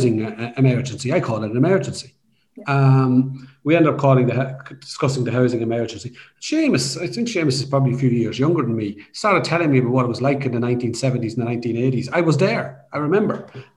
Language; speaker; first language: English; native; English